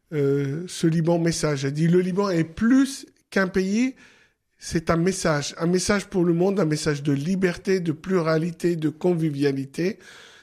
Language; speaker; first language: French; non-native, local second language; Arabic